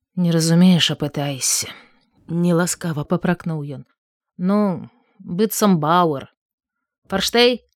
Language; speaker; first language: Belarusian; native; Belarusian